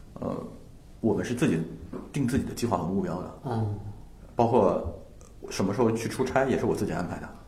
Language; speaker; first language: Chinese; native; Chinese